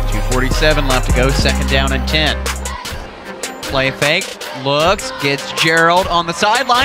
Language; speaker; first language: English; native; English